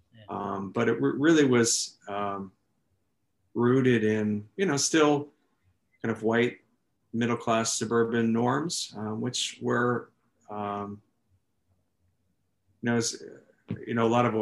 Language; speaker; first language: English; native; English